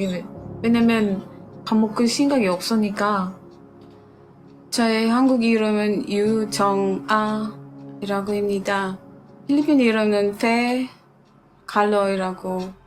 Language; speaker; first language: Korean; non-native, fluent; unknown